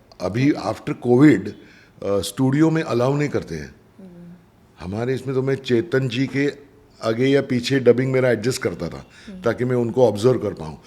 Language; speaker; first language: Hindi; non-native, local second language; Marathi